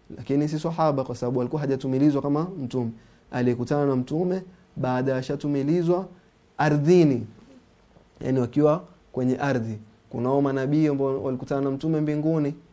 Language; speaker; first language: Swahili; native; Swahili